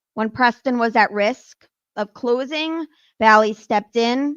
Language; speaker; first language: English; native; English